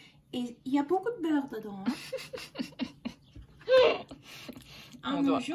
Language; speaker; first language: French; non-native, learner; English